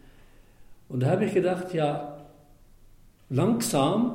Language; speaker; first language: German; non-native, fluent; Arabic